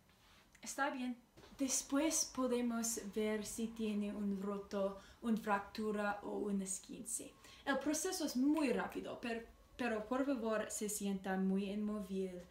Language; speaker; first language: Spanish; non-native, learner; English